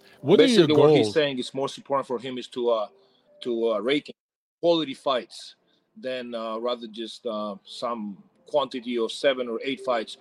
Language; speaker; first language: English; non-native, fluent; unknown